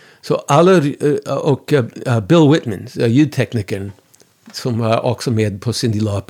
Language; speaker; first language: Swedish; non-native, fluent; English